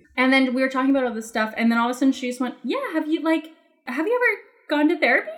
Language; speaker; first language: English; early bilingual, other home language; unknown